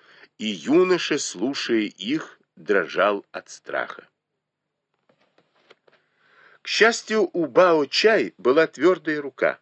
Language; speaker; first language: Russian; native; Russian